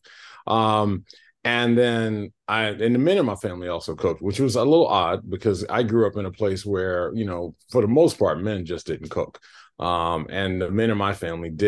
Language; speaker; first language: English; native; English